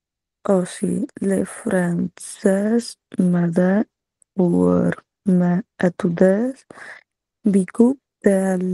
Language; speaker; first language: French; non-native, learner; Punjabi